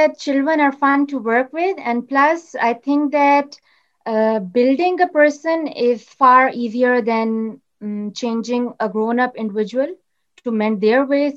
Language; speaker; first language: English; non-native, local second language; Urdu